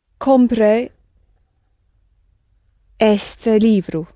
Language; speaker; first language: Portuguese; non-native, learner; English